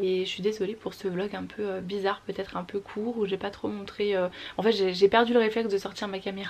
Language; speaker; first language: French; native; French